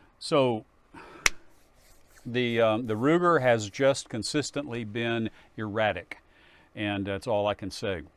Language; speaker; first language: English; native; English